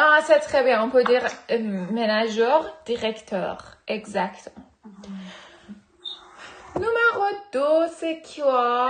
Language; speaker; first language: French; non-native, fluent; Persian